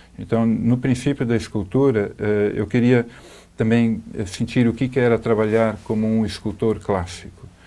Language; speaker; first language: Portuguese; native; Portuguese